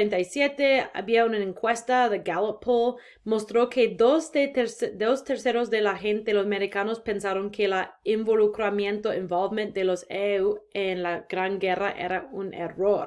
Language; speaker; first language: Spanish; non-native, fluent; English